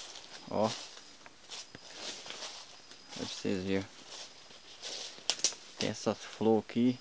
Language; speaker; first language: Portuguese; native; Portuguese